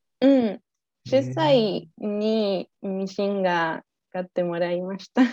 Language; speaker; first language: Japanese; non-native, learner; Spanish